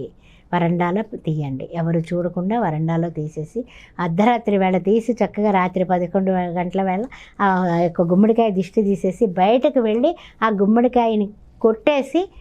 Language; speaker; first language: Telugu; native; Telugu